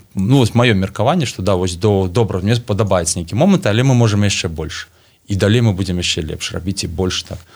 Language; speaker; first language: Belarusian; non-native, local second language; Russian